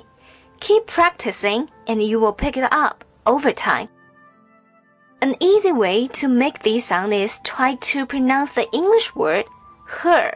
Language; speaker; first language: English; non-native, fluent; Chinese